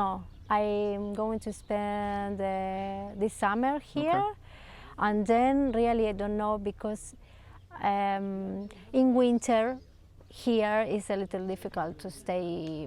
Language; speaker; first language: English; non-native, learner; Spanish